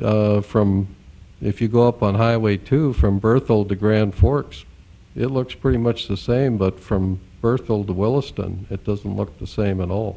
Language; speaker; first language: English; native; English